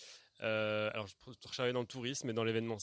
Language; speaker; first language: French; native; French